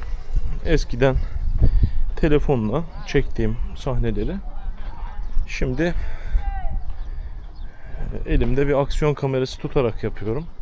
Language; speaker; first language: Turkish; native; Turkish